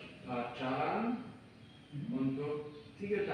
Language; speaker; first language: Indonesian; non-native, learner; English